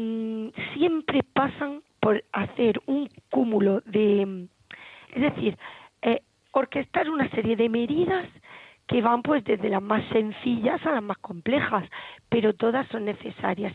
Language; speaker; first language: Spanish; native; Spanish